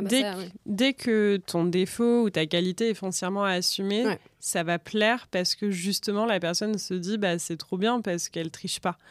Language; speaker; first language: French; native; French